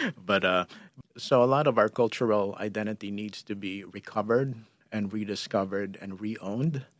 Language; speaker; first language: English; non-native, local second language; Filipino